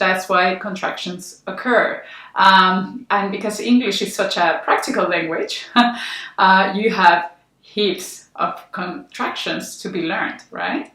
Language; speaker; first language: English; non-native, fluent; Spanish